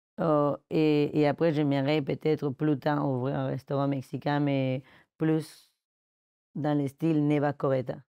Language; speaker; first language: French; non-native, fluent; Spanish